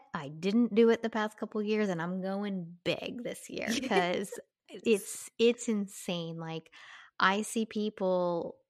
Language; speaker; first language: English; native; English